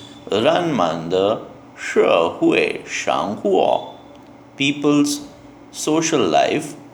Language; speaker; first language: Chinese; non-native, learner; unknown